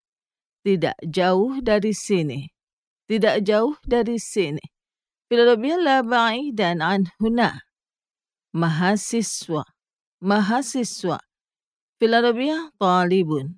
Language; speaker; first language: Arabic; non-native, fluent; Indonesian